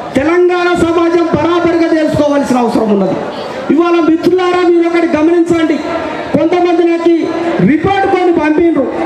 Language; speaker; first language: Telugu; non-native, local second language; Koya